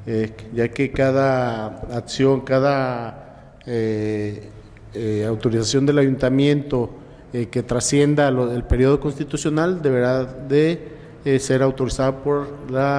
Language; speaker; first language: Spanish; native; Spanish